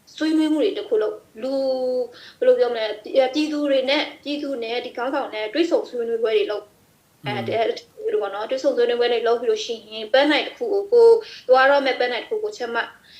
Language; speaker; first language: Burmese; non-native, local second language; S'gaw Karen